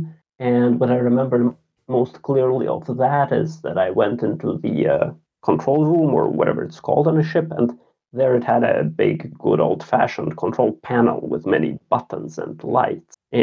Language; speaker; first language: English; non-native, fluent; Latvian